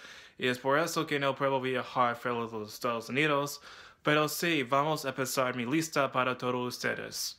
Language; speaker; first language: Spanish; non-native, learner; English